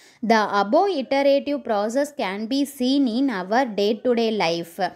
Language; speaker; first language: English; non-native, local second language; Tamil